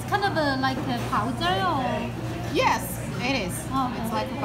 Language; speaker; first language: English; non-native, learner; Portuguese